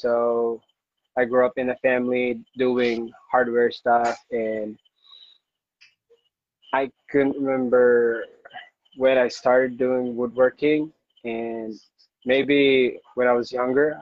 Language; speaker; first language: English; non-native, local second language; Hiligaynon